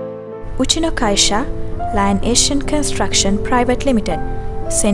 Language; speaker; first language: Japanese; non-native, learner; Sinhala